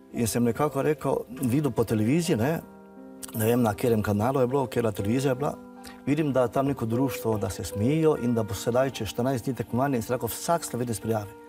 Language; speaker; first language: Slovenian; early bilingual, other home language; Serbian